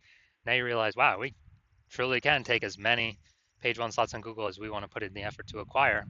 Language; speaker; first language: English; native; English